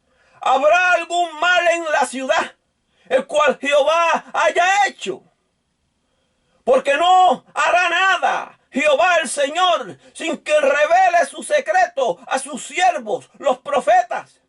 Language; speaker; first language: Spanish; native; Spanish